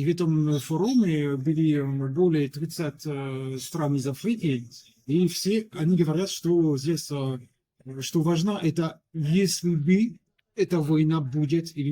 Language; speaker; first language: Russian; non-native, learner; French